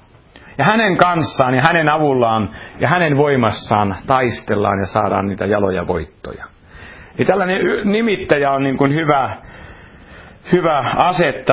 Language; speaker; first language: Finnish; native; Finnish